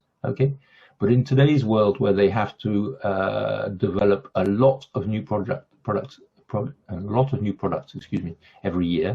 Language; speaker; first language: English; non-native, fluent; French